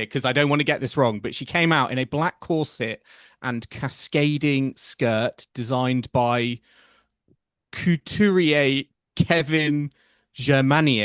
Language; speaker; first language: English; native; English